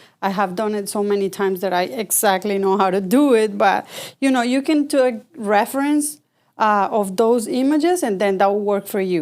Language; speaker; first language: English; non-native, fluent; Spanish